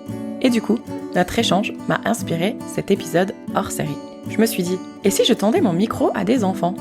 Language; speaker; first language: French; native; French